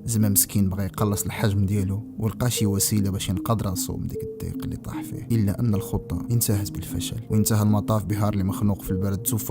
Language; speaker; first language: Arabic; native; Arabic